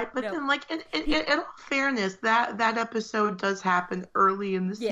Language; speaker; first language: English; native; English